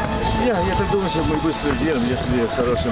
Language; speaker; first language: Russian; non-native, local second language; Kyrgyz